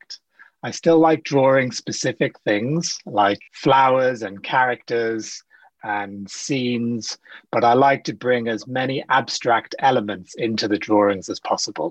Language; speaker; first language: English; native; English